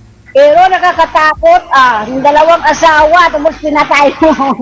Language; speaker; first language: Filipino; non-native, local second language; Cebuano